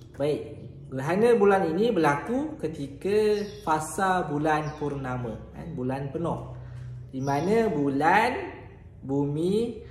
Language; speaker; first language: Malay; native; Malay